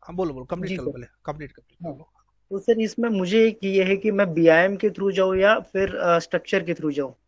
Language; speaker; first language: Hindi; native; Hindi